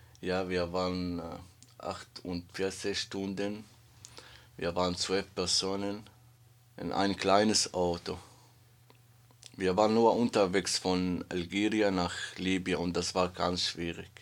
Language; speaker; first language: German; non-native, learner; Arabic